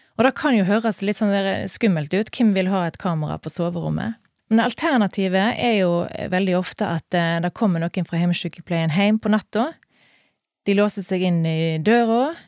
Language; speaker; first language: Norwegian; native; Norwegian